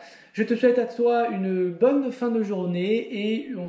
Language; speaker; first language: French; native; French